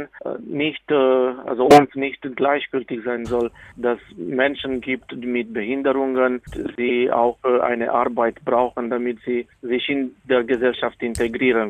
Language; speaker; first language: German; non-native, fluent; Romanian